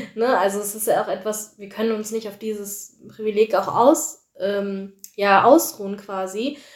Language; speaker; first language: German; early bilingual, other home language; Tamil